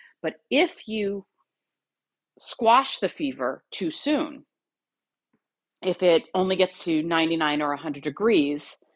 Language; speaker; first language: English; native; English